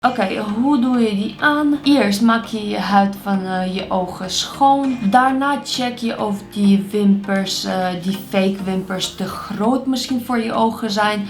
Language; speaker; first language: Dutch; non-native, fluent; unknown